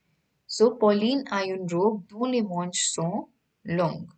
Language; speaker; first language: French; non-native, fluent; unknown